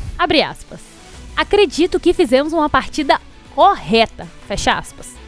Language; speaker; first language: Portuguese; native; Portuguese